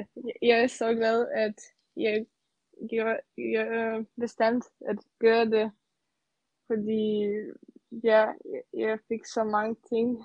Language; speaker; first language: Danish; non-native, learner; Serbian